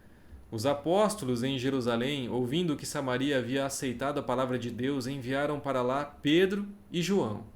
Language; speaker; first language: Portuguese; native; Portuguese